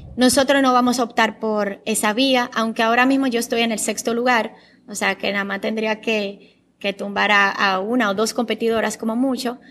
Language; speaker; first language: Spanish; early bilingual, other home language; Bulgarian